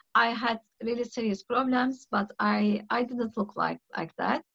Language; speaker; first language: English; non-native, learner; Turkish